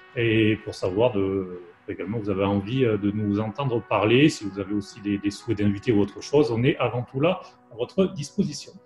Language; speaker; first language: French; native; French